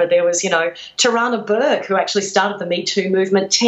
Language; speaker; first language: English; native; English